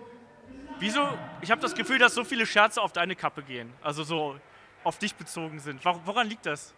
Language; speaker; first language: German; native; German